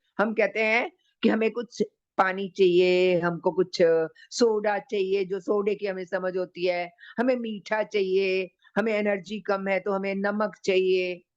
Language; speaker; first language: Hindi; native; Hindi